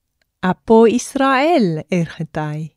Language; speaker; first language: Greek; non-native, learner; English